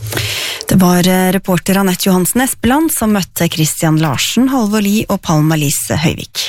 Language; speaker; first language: Norwegian; native; Norwegian